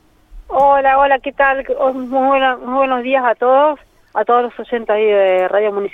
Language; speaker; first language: Spanish; native; Spanish